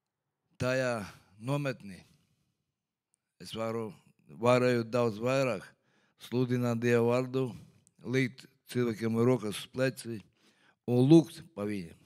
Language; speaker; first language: Latvian; non-native, local second language; Russian